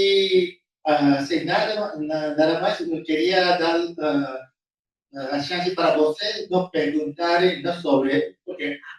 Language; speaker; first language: Portuguese; non-native, fluent; Japanese